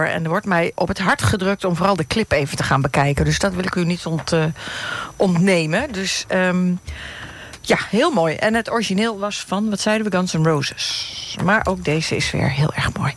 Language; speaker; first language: Dutch; native; Dutch